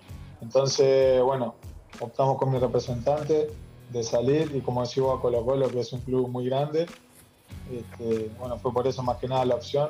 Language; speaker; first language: Spanish; native; Spanish